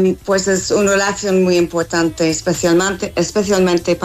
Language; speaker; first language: Spanish; non-native, fluent; English